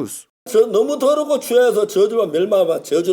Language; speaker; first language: Korean; native; Korean